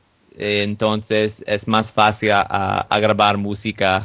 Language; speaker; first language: Spanish; non-native, learner; English